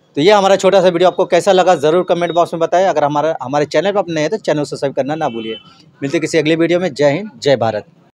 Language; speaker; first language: Hindi; native; Hindi